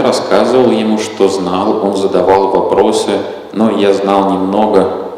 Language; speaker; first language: Russian; native; Russian